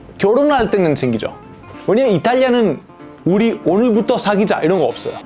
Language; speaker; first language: Korean; non-native, fluent; Italian